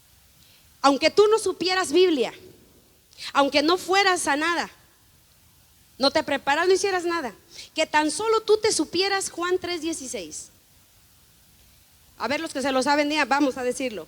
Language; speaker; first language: Spanish; native; Spanish